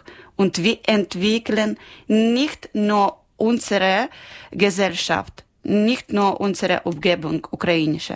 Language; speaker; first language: German; non-native, learner; Ukrainian